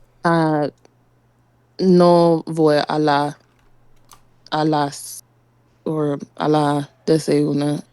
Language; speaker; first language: Spanish; non-native, learner; English